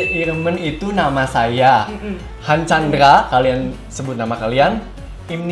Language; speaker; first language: Indonesian; native; Indonesian